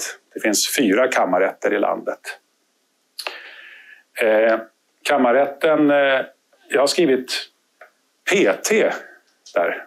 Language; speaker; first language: Swedish; native; Swedish